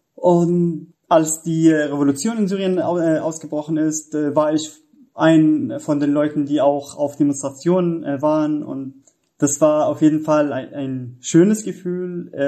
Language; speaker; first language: German; non-native, fluent; Arabic